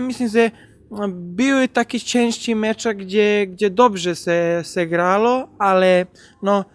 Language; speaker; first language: Polish; non-native, learner; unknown